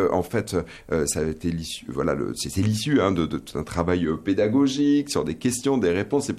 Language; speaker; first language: French; native; French